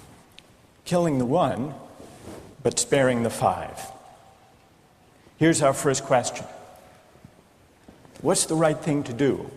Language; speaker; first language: English; native; English